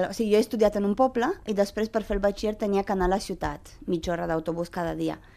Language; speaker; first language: Catalan; non-native, fluent; Romanian